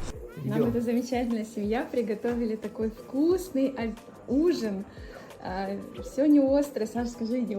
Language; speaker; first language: Russian; native; Russian